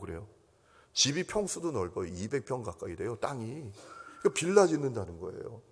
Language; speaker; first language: Korean; native; Korean